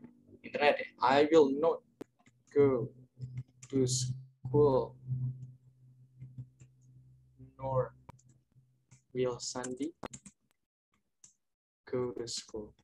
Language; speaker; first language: English; non-native, learner; Indonesian